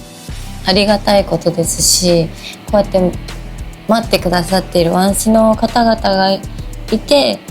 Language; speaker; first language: Japanese; native; Japanese